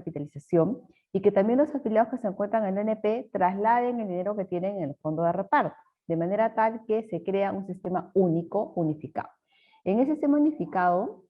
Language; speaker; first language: Spanish; native; Spanish